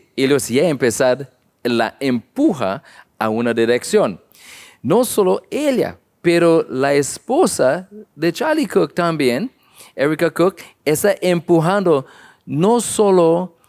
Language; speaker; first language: Spanish; non-native, learner; English